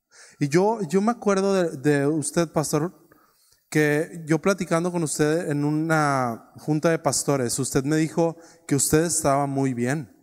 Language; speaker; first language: Spanish; native; Spanish